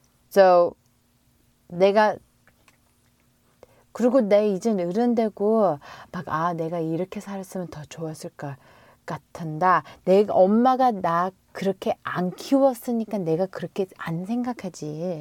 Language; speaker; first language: Korean; early bilingual, heritage; Korean